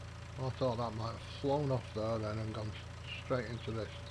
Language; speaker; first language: English; native; English